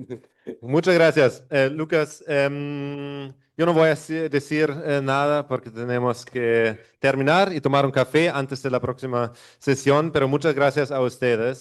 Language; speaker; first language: Spanish; non-native, fluent; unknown